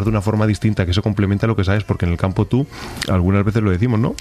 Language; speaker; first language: Spanish; native; Spanish